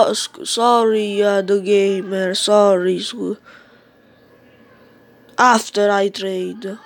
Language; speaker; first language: English; non-native, learner; Italian